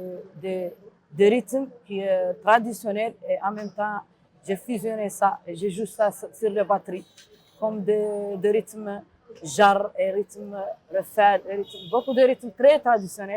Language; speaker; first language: French; non-native, learner; Arabic